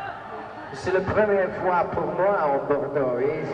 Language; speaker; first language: French; non-native, learner; English